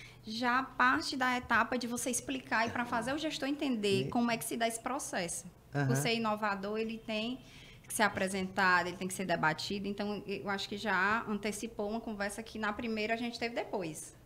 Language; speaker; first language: Portuguese; native; Portuguese